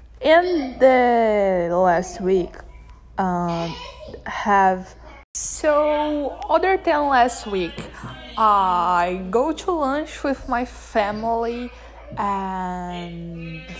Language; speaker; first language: English; non-native, learner; Portuguese